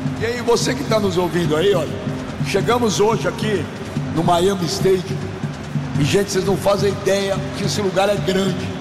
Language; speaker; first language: Portuguese; native; Portuguese